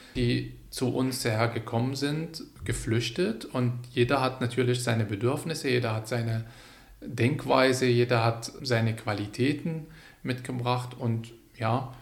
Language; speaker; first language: German; non-native, fluent; Arabic